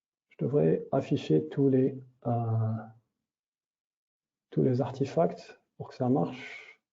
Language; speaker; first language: French; native; French